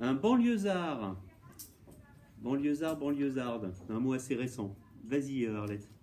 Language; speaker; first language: French; native; French